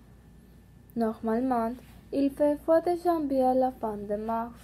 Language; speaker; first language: French; non-native, learner; Spanish